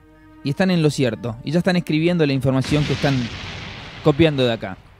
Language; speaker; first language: Spanish; native; Spanish